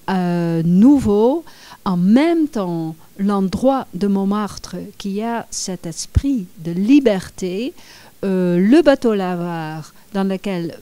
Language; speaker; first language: French; non-native, fluent; Dutch